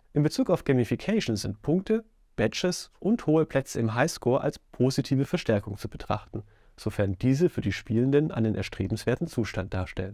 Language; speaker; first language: German; native; German